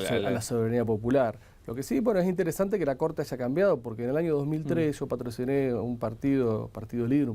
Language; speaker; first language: Spanish; native; Spanish